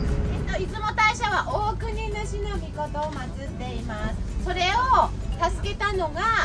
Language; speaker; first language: Japanese; native; Japanese